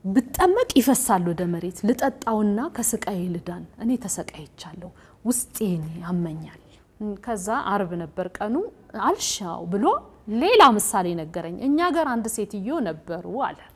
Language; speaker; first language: Amharic; native; Amharic